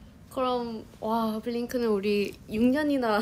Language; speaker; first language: Korean; non-native, fluent; Thai